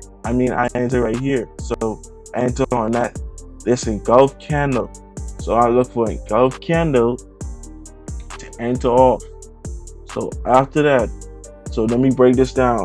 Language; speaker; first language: English; native; English